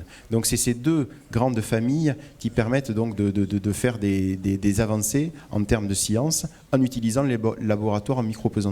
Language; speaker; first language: French; native; French